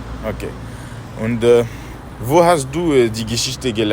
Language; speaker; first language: German; non-native, learner; French